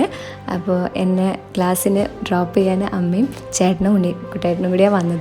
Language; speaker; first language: Malayalam; native; Malayalam